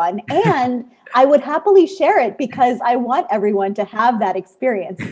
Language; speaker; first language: English; native; English